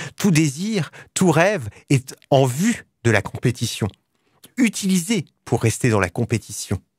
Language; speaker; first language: French; native; French